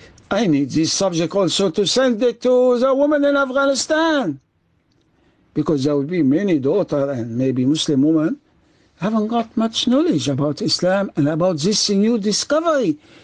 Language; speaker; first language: English; non-native, fluent; Arabic